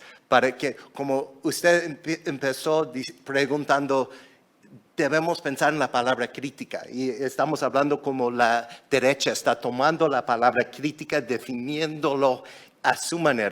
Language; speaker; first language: Spanish; non-native, fluent; English